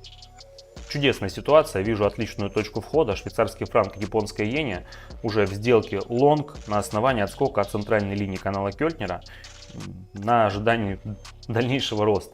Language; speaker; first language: Russian; native; Russian